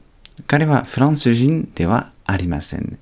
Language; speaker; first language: Japanese; non-native, fluent; French